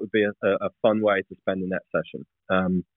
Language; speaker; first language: English; native; English